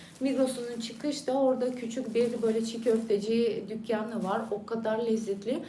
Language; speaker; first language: Turkish; non-native, fluent; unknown